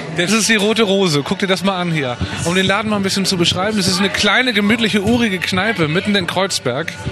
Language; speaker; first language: German; native; German